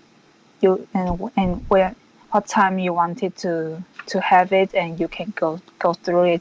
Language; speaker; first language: English; non-native, learner; Chinese